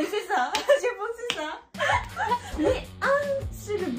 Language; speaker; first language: French; non-native, learner; Japanese